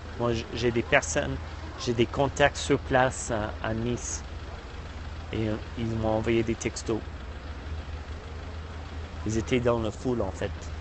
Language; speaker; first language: French; non-native, fluent; English